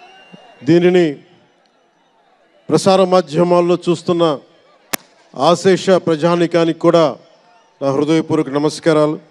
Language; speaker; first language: Telugu; native; Telugu